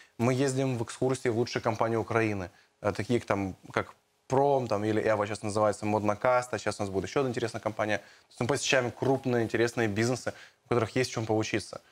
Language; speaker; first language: Russian; native; Russian